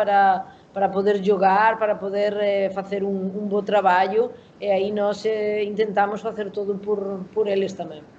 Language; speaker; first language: Portuguese; non-native, learner; Spanish